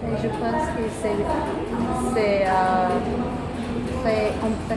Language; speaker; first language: French; non-native, learner; English